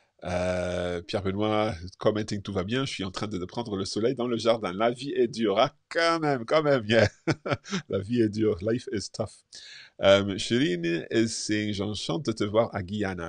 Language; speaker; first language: French; non-native, fluent; English